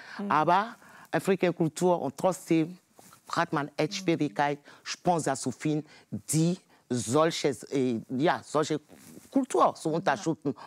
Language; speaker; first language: German; non-native, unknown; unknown